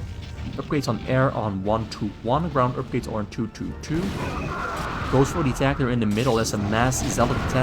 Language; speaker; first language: English; native; English